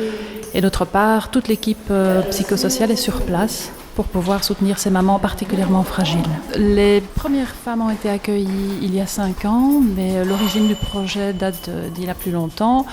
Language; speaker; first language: French; native; French